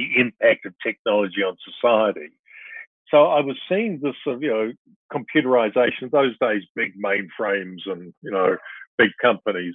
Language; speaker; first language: English; native; English